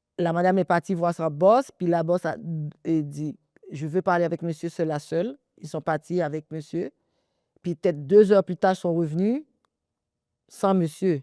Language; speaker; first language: French; early bilingual, other home language; Haitian Creole